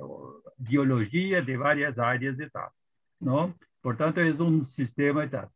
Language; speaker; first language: Spanish; non-native, fluent; Portuguese